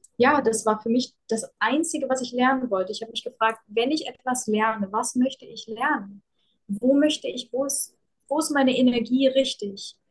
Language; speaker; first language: German; early bilingual, other home language; Russian